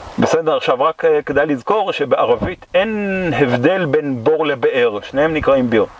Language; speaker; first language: Hebrew; native; Hebrew